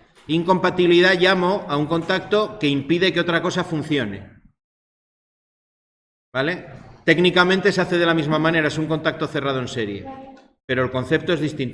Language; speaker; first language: Spanish; native; Spanish